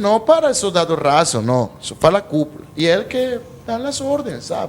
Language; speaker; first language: Portuguese; non-native, learner; Spanish